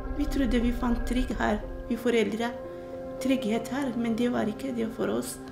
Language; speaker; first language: Norwegian; non-native, learner; Kurdish